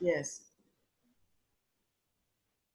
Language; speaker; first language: English; native; English